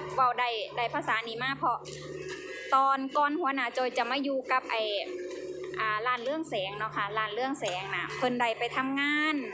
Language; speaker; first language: Thai; native; Thai